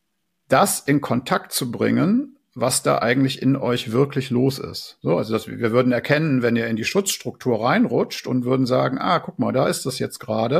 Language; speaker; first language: German; native; German